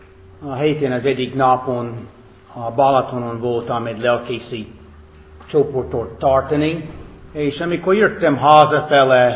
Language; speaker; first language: Hungarian; non-native, fluent; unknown